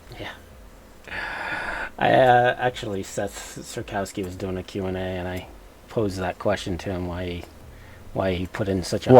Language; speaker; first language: English; native; English